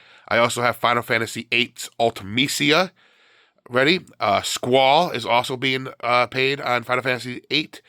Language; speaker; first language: English; native; English